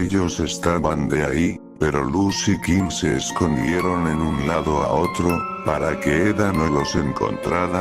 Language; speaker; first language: Spanish; native; Spanish